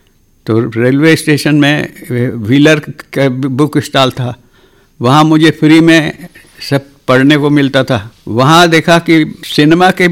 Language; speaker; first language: Hindi; non-native, local second language; Chhattisgarhi